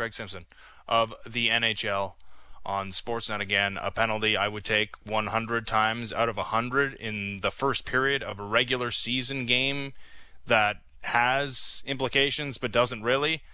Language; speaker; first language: English; native; English